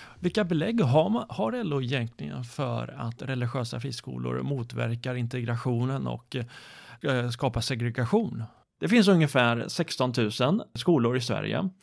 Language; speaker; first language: Swedish; native; Swedish